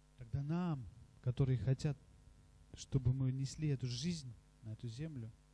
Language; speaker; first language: Russian; non-native, local second language; Latvian